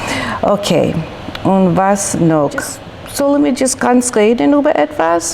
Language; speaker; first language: German; non-native, learner; English